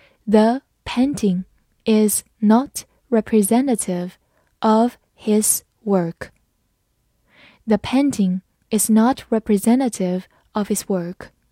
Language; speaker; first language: English; non-native, fluent; Chinese